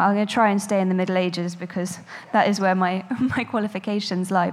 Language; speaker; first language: English; native; English